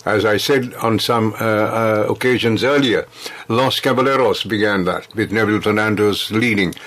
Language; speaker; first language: English; non-native, local second language; Sinhala